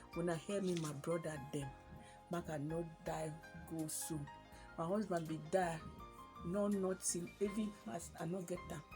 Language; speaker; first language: Nigerian Pidgin; native; Nigerian Pidgin